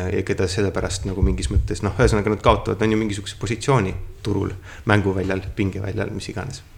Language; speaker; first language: Estonian; native; Estonian